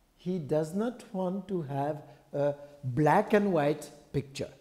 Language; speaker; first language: English; non-native, fluent; French